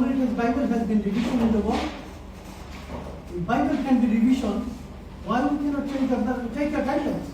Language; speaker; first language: English; non-native, fluent; Bangla